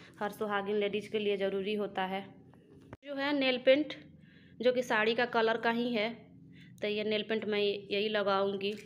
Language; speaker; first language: Hindi; native; Hindi